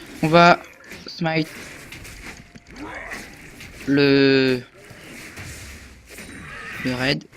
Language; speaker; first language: French; native; French